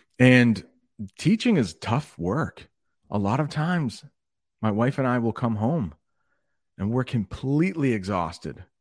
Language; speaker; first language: English; native; English